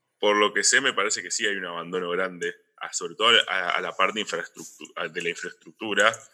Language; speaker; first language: Spanish; native; Spanish